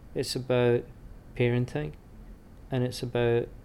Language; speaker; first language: English; native; English